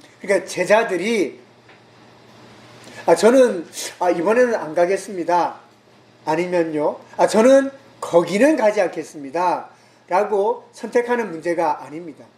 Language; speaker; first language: Korean; native; Korean